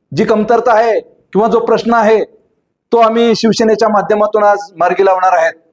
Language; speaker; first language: Marathi; native; Marathi